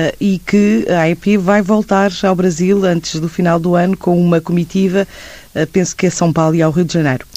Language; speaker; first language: Portuguese; native; Portuguese